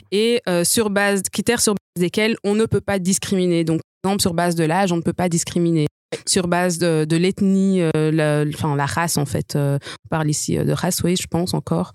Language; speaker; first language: French; native; French